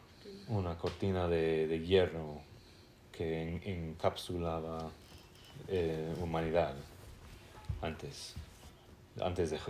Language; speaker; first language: Spanish; non-native, fluent; English